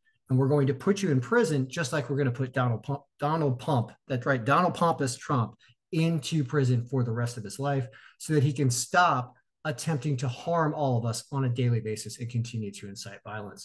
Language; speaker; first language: English; native; English